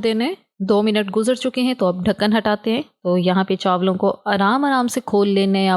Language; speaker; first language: Hindi; native; Hindi